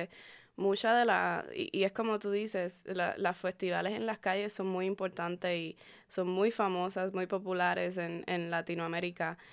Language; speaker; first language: Spanish; early bilingual, heritage; Spanish